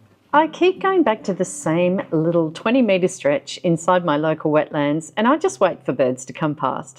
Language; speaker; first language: English; native; English